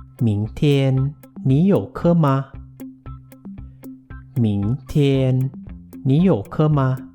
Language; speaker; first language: Chinese; non-native, fluent; Thai